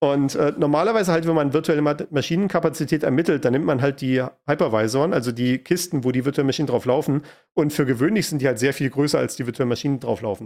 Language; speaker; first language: German; native; German